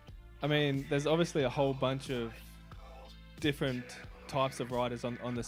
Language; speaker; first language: English; native; English